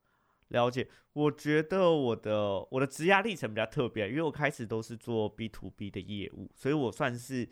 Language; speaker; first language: Chinese; native; Chinese